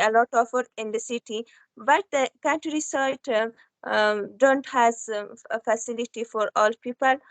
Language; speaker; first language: English; non-native, learner; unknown